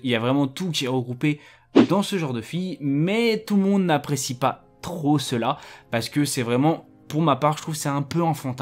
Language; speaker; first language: French; native; French